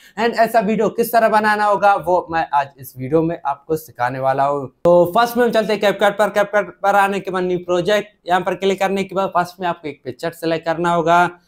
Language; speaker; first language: Hindi; native; Hindi